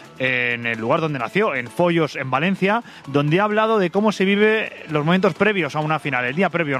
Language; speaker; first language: Spanish; native; Spanish